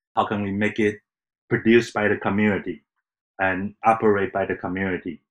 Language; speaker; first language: English; non-native, fluent; Chinese